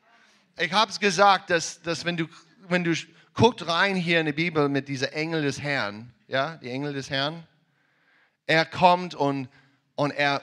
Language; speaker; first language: German; non-native, fluent; English